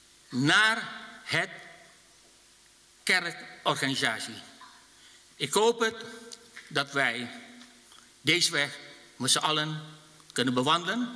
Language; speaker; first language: Dutch; non-native, fluent; Indonesian